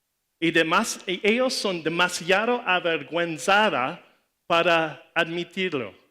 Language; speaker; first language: Spanish; non-native, learner; English